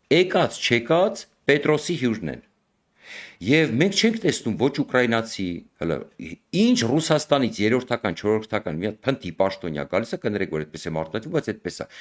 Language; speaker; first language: Armenian; native; Armenian